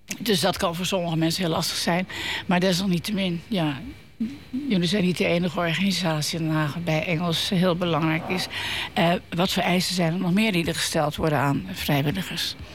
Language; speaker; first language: Dutch; native; Dutch